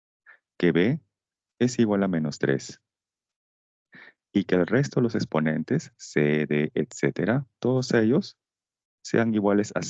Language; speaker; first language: Spanish; native; Spanish